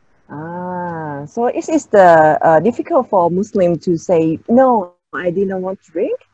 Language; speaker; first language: English; non-native, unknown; Thai